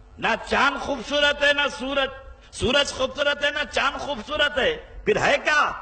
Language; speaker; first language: Urdu; native; Urdu